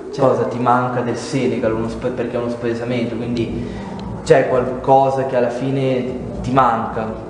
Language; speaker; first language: Italian; native; Italian